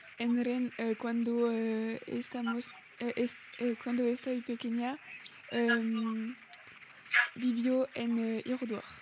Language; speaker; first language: Spanish; non-native, learner; French